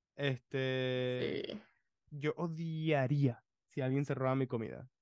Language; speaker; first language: Spanish; early bilingual, other home language; English